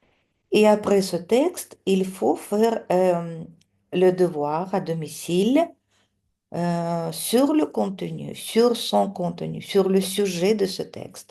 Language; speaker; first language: French; non-native, fluent; Russian